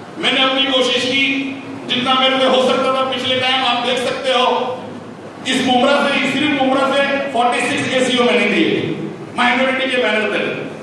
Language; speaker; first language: Hindi; native; Hindi